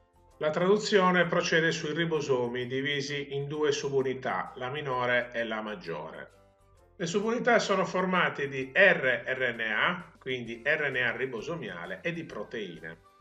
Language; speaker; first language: Italian; native; Italian